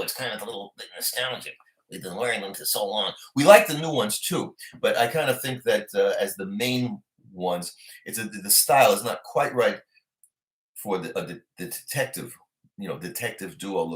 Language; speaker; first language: English; native; English